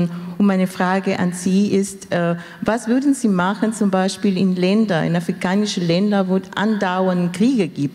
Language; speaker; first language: German; non-native, fluent; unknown